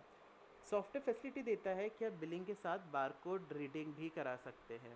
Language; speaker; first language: Hindi; native; Hindi